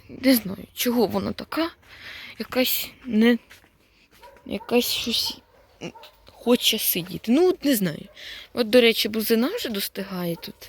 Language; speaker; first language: Ukrainian; native; Ukrainian